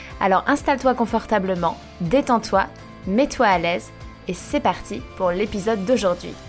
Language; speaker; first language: French; native; French